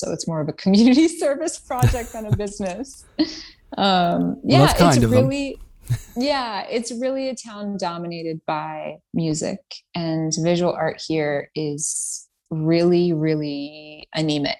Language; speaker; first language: English; early bilingual, other home language; Persian